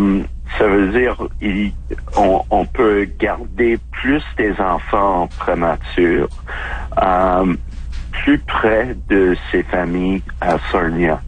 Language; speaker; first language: French; non-native, local second language; English